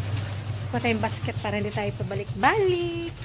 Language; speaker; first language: Filipino; native; Filipino